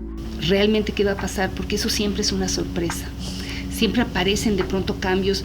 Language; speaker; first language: Spanish; native; Spanish